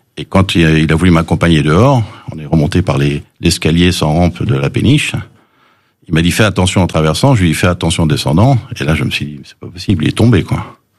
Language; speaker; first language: French; early bilingual, other home language; English